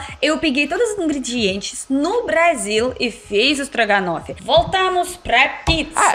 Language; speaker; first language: Portuguese; non-native, learner; Russian